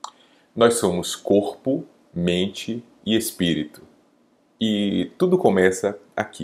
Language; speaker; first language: Portuguese; native; Portuguese